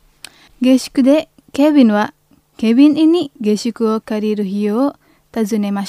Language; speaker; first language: Japanese; non-native, fluent; Indonesian